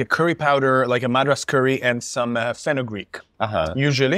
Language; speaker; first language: English; non-native, fluent; Hebrew